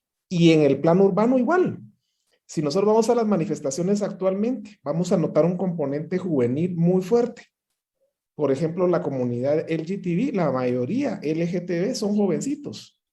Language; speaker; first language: Spanish; native; Spanish